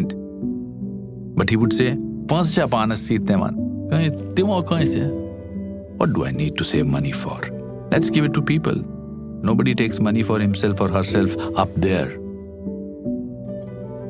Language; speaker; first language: English; non-native, local second language; Kashmiri